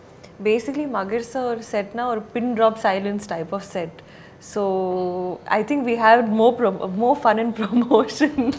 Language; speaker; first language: Tamil; non-native, learner; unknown